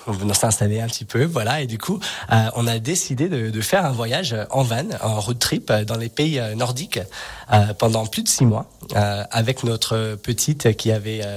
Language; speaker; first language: French; non-native, fluent; English